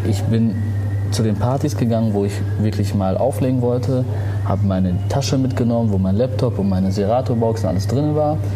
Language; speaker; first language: German; early bilingual, other home language; Arabic